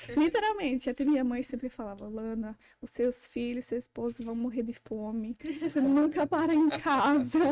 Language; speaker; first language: Portuguese; non-native, fluent; Ukrainian